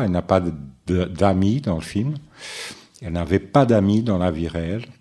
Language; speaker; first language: French; non-native, fluent; Portuguese